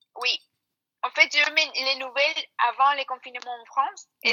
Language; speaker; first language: French; non-native, fluent; Spanish